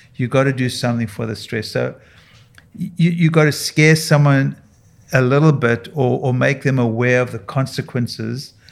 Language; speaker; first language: English; native; English